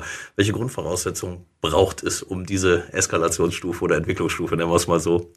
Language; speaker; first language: German; native; German